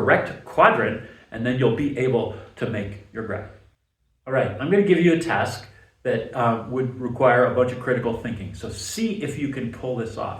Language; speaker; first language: English; native; English